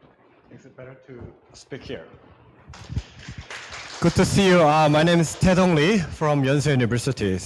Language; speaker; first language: English; non-native, fluent; Korean